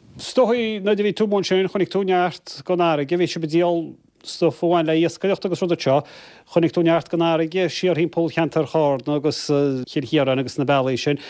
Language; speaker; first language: Irish; native; Irish